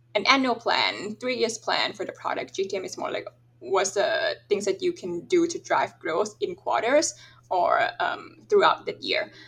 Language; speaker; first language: English; non-native, fluent; Thai